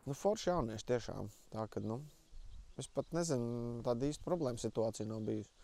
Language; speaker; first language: Latvian; native; Latvian